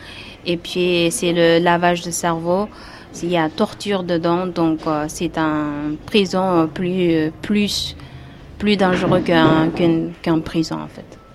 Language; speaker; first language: French; non-native, fluent; Uyghur